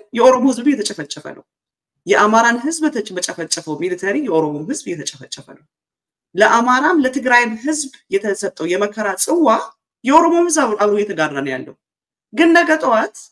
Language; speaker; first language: Amharic; native; Amharic